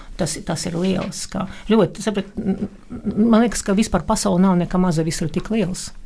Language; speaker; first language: Latvian; non-native, local second language; Russian